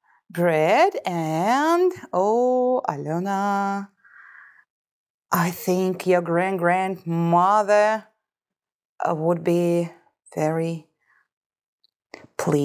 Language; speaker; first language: English; non-native, fluent; Russian